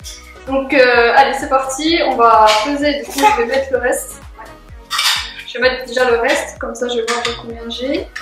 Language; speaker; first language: French; native; French